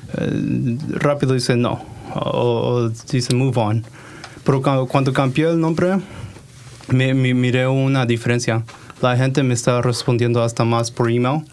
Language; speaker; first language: Spanish; early bilingual, heritage; Spanish